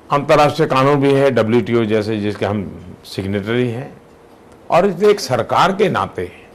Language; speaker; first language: Hindi; non-native, local second language; Gujarati